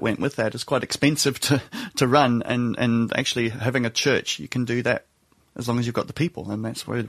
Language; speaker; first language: English; native; English